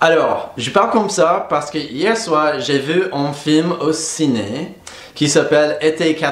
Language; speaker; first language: French; non-native, fluent; English